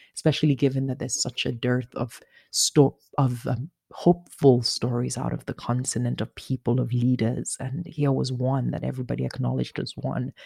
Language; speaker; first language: English; non-native, local second language; Igbo